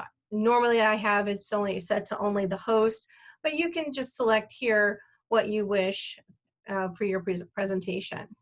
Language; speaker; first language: English; native; English